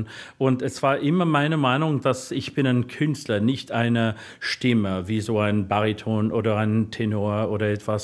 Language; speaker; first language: German; non-native, fluent; English